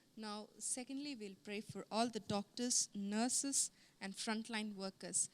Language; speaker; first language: English; non-native, local second language; Kannada